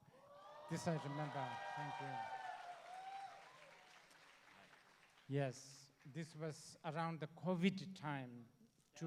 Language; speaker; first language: English; non-native, learner; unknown